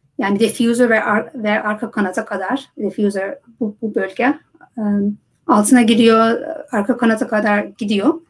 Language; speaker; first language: Turkish; early bilingual, heritage; Turkish